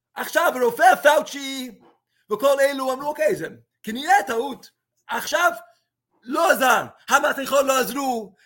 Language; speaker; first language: Hebrew; non-native, fluent; English